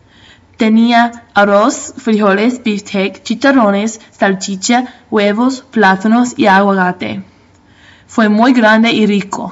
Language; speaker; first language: Spanish; non-native, learner; English